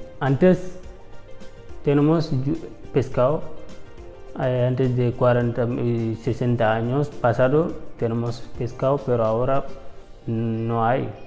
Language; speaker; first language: Spanish; non-native, learner; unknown